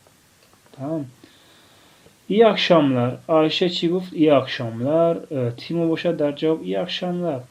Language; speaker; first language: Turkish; non-native, fluent; Tajik